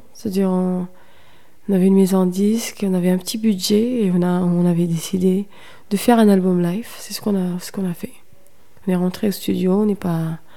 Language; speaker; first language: French; non-native, local second language; Kabyle